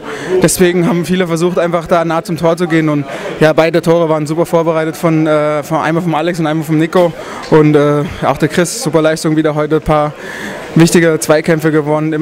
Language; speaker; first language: German; native; German